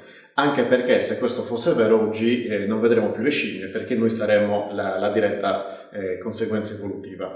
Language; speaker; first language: Italian; native; Italian